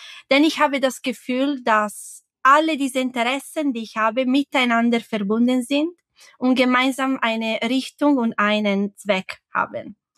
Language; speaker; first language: German; non-native, fluent; Italian